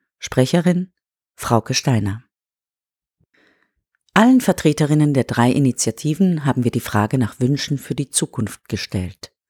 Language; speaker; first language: German; native; German